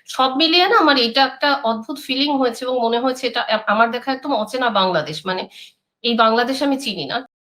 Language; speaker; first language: Bangla; native; Bangla